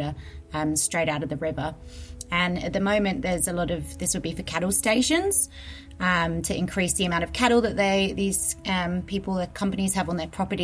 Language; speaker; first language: English; native; English